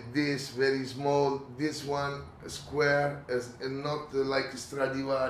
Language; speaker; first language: English; non-native, learner; Italian